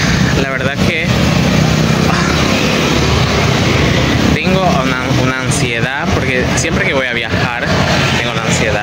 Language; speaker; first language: Spanish; non-native, fluent; Portuguese